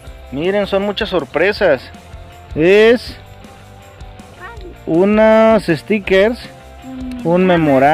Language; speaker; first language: Spanish; native; Spanish